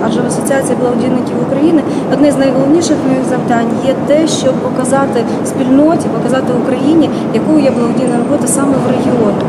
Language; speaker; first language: Ukrainian; native; Ukrainian